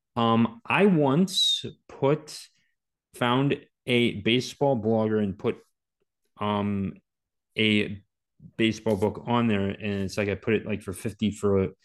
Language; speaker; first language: English; native; English